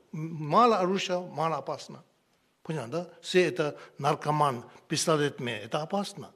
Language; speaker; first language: Russian; non-native, learner; Tibetan